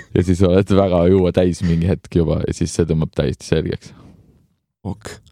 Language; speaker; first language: Estonian; native; Estonian